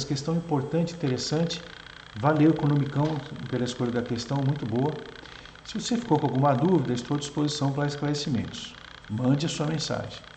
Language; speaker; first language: Portuguese; native; Portuguese